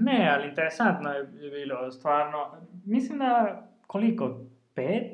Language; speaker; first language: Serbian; non-native, learner; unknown